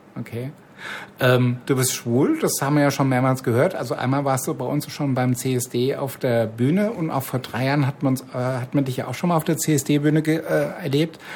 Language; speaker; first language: German; native; German